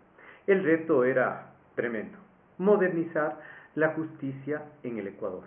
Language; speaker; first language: Spanish; native; Spanish